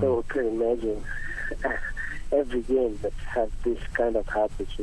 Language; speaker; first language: English; non-native, learner; Italian